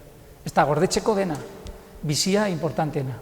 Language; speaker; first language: Basque; non-native, local second language; Spanish